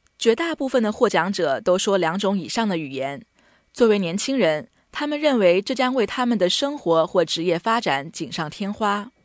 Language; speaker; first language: Chinese; native; Chinese